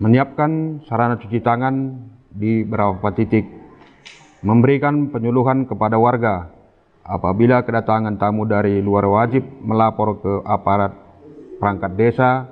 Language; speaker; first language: Indonesian; non-native, local second language; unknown